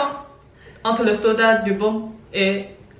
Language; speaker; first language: French; non-native, learner; Chinese